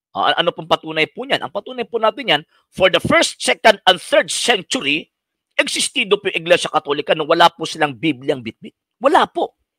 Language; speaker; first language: Filipino; non-native, local second language; Cebuano